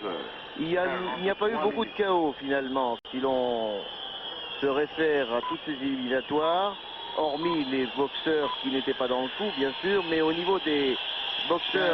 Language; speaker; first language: French; native; French